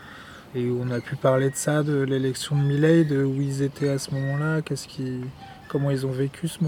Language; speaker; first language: French; native; French